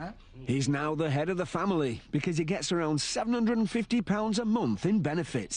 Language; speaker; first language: English; native; English